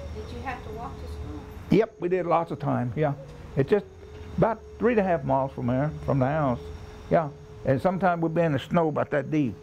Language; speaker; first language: English; native; English